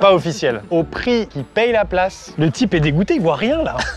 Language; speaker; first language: French; native; French